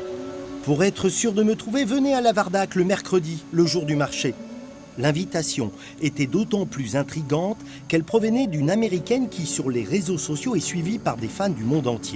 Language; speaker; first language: French; native; French